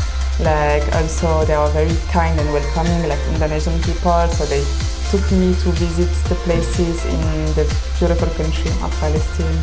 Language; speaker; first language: English; non-native, fluent; French